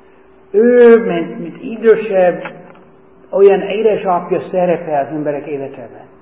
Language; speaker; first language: Hungarian; non-native, fluent; English